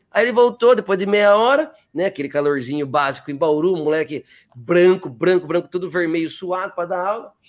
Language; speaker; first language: Portuguese; native; Portuguese